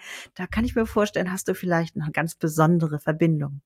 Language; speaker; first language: German; native; German